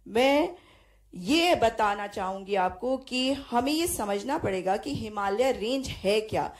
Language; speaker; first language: Hindi; native; Hindi